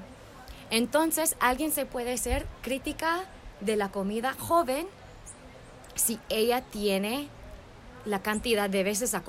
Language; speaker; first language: Spanish; early bilingual, heritage; English